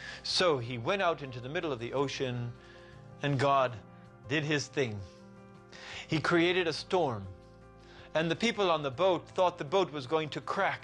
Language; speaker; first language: English; native; English